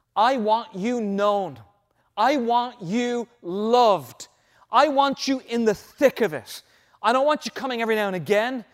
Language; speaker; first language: English; native; English